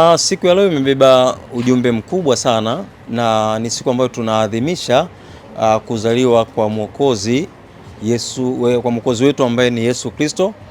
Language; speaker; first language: Swahili; native; Swahili